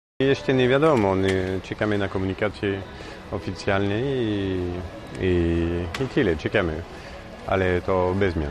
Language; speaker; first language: Polish; non-native, fluent; French